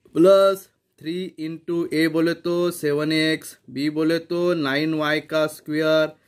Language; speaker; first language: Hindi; non-native, local second language; Marathi